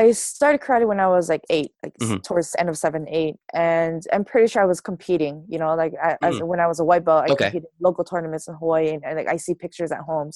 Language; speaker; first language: English; native; English